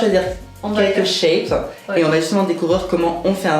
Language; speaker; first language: French; native; French